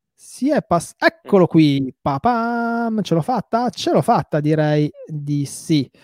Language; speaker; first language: Italian; native; Italian